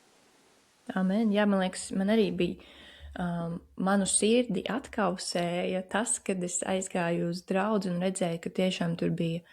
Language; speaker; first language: Latvian; native; Latvian